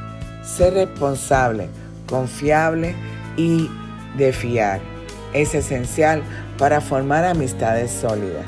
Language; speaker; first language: Spanish; native; Spanish